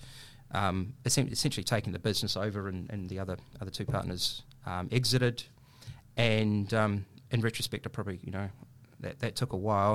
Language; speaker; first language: English; native; English